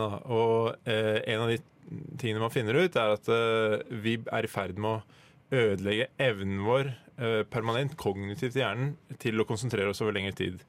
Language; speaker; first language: Norwegian; native; Norwegian